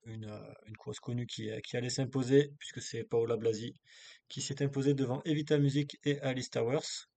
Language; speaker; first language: French; native; French